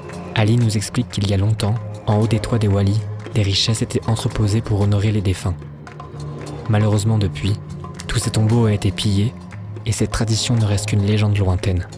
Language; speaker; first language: French; native; French